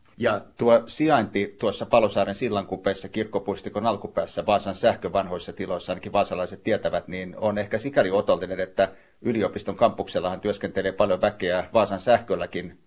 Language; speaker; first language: Finnish; native; Finnish